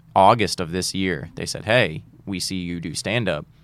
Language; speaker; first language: English; native; English